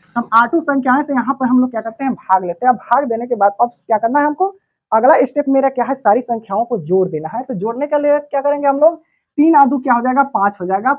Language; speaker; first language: Hindi; native; Hindi